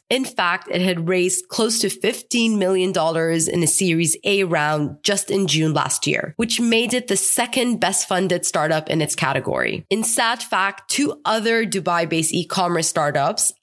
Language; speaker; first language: English; non-native, fluent; Arabic